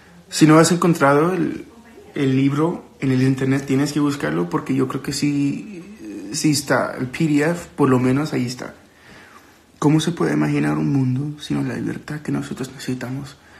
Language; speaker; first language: Spanish; early bilingual, heritage; Spanish